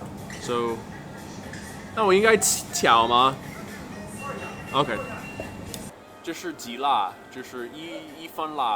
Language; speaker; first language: Chinese; non-native, fluent; English